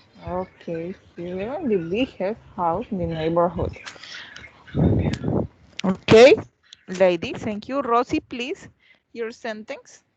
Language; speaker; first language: English; non-native, learner; Spanish